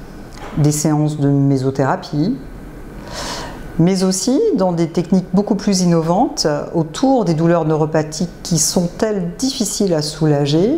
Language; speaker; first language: French; native; French